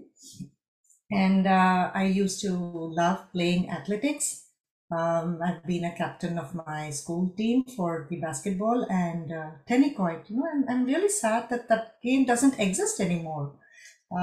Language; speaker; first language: English; non-native, local second language; Tamil